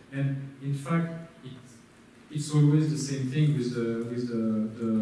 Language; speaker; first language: English; non-native, learner; French